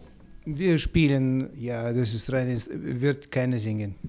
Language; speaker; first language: German; non-native, fluent; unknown